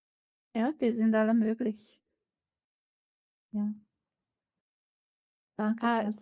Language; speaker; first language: German; non-native, fluent; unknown